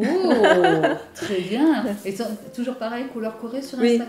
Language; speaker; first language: French; native; French